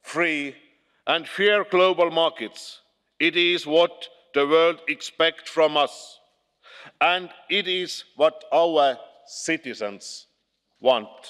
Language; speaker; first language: English; non-native, fluent; Estonian